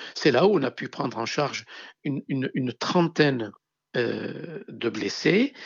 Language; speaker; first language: French; non-native, local second language; Arabic